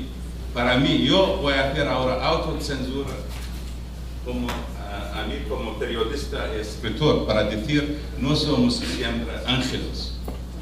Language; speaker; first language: Spanish; non-native, fluent; Arabic